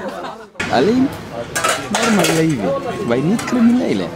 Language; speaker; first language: Dutch; non-native, learner; Somali